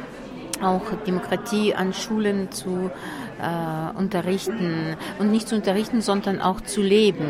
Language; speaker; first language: German; non-native, fluent; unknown